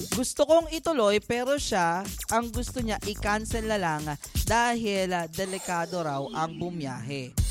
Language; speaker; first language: Filipino; native; Filipino